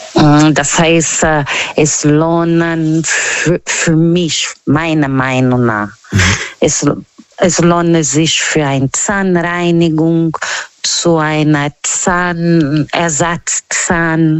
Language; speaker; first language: German; non-native, learner; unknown